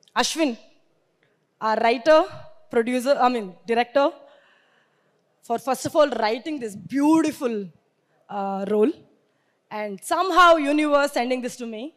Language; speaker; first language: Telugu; non-native, learner; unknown